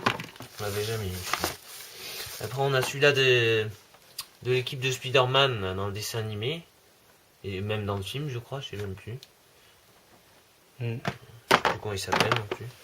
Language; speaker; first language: French; native; French